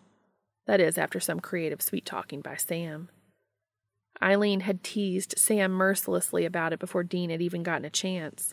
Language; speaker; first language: English; native; English